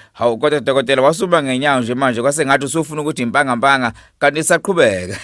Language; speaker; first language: Zulu; native; Zulu